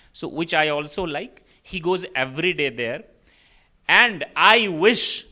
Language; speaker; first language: English; non-native, local second language; Hindi